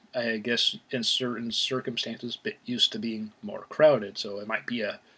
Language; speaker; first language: English; native; English